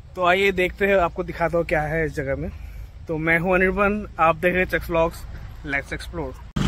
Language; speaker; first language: Hindi; non-native, local second language; Bangla